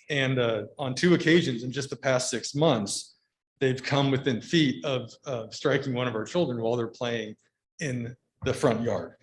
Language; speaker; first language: English; native; English